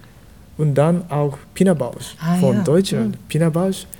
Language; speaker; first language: German; non-native, learner; Japanese